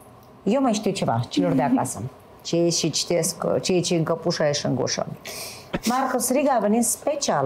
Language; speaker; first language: Romanian; native; Romanian